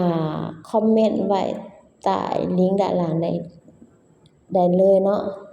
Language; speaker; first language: Thai; non-native, local second language; Lao